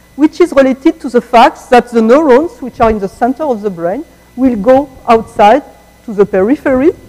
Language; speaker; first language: English; non-native, fluent; French